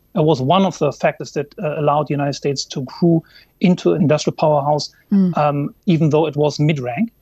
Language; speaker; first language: English; non-native, fluent; German